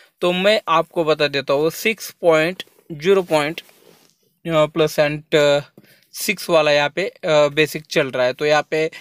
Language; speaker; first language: Hindi; non-native, local second language; Marathi